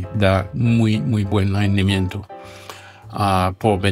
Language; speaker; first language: Spanish; non-native, fluent; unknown